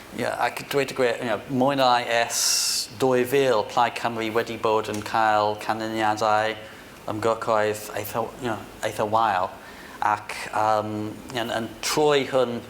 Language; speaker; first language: Welsh; non-native, fluent; English